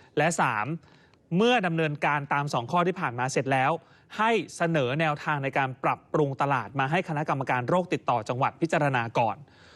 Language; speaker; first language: Thai; native; Thai